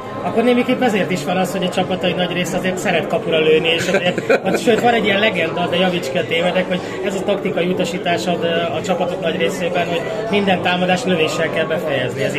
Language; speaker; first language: Hungarian; native; Hungarian